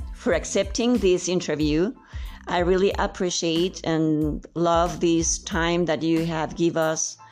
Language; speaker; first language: English; non-native, fluent; Spanish